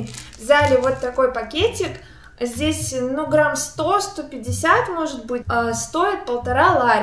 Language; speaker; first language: Russian; native; Russian